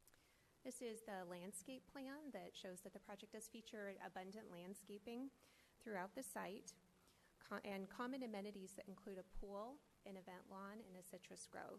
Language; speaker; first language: English; native; English